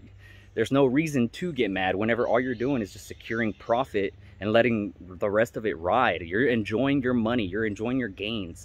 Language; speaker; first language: English; native; English